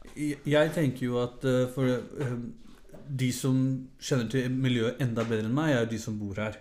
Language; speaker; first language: Norwegian; early bilingual, other home language; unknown